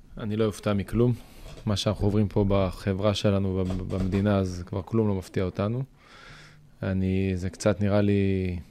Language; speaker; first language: Hebrew; native; Hebrew